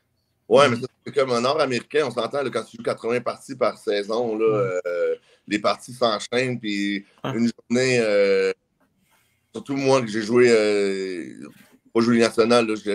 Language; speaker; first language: French; native; French